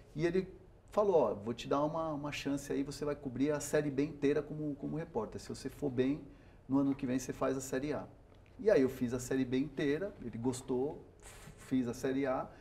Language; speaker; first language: Portuguese; non-native, local second language; Spanish